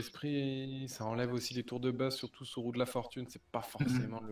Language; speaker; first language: French; native; French